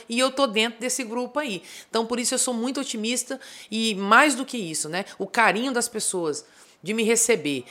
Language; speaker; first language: Portuguese; native; Portuguese